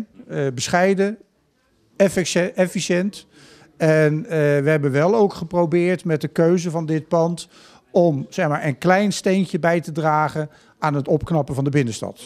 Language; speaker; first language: Dutch; native; Dutch